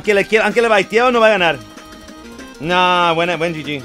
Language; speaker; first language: Spanish; native; Spanish